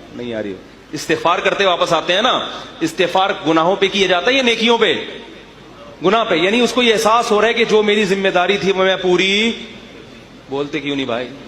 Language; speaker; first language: Urdu; native; Urdu